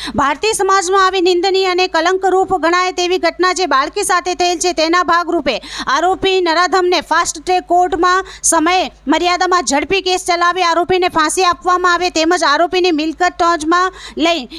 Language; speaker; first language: Gujarati; native; Gujarati